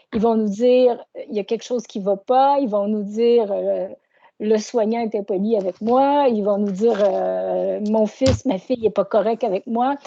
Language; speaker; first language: French; native; French